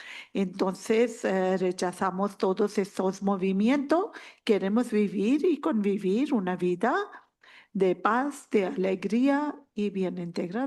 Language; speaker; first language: Spanish; non-native, learner; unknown